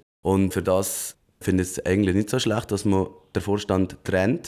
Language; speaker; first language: German; native; German